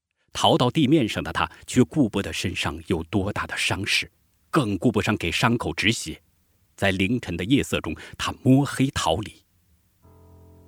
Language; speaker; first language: Chinese; native; Chinese